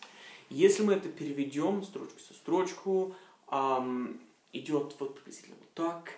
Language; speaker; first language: Russian; non-native, fluent; Norwegian